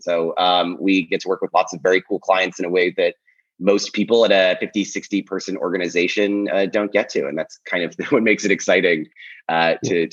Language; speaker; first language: English; native; English